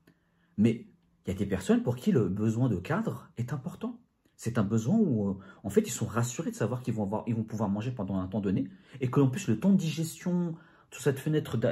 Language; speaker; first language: French; native; French